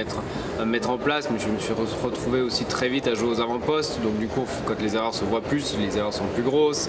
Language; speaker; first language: French; native; French